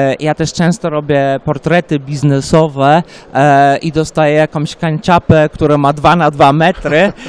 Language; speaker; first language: Polish; early bilingual, heritage; Polish